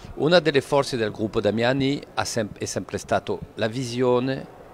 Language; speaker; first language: Italian; non-native, fluent; French